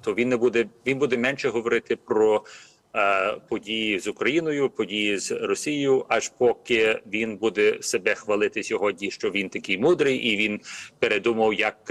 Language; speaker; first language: Ukrainian; early bilingual, heritage; Ukrainian